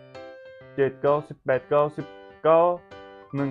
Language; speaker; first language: Thai; non-native, learner; Turkish